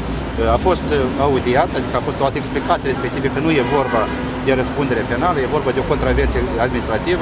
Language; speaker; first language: Romanian; native; Romanian